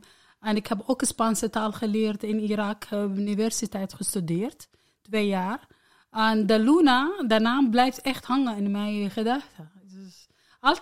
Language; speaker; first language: Dutch; non-native, learner; Arabic